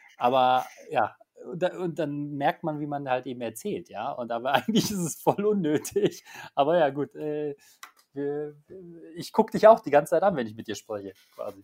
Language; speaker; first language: German; early bilingual, other home language; Polish